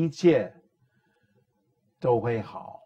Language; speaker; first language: Chinese; non-native, fluent; English